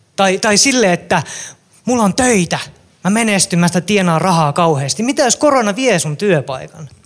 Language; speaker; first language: Finnish; native; Finnish